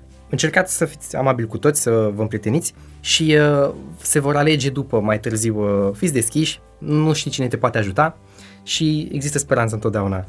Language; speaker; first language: Romanian; non-native, fluent; Spanish